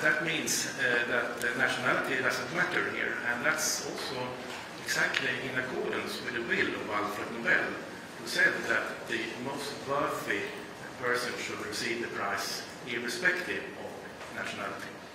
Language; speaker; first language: English; non-native, fluent; Swedish